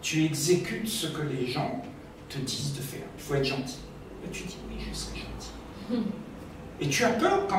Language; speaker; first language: French; native; French